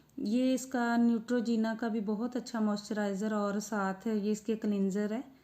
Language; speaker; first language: Urdu; non-native, local second language; Punjabi